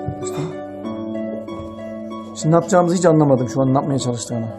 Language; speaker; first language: Turkish; native; Turkish